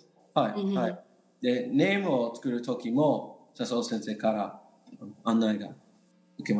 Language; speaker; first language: Japanese; non-native, learner; English